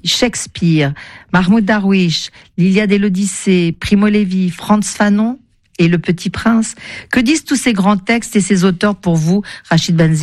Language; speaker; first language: French; native; French